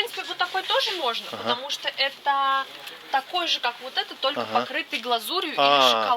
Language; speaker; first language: Russian; native; Russian